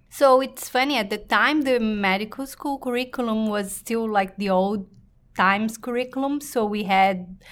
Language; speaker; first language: English; non-native, fluent; Portuguese